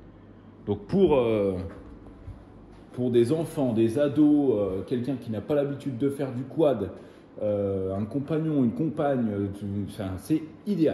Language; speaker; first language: French; native; French